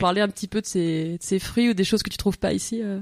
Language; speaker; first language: French; native; French